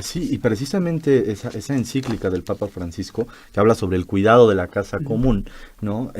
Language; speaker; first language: Spanish; native; Spanish